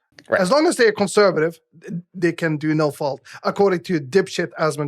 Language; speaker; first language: English; native; English